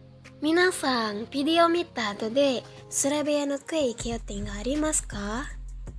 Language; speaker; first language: Japanese; non-native, learner; Indonesian